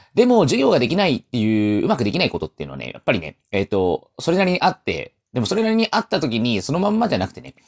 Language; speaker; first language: Japanese; non-native, fluent; Chinese